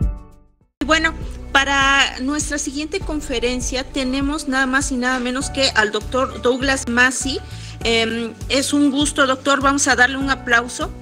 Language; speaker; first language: Spanish; native; Spanish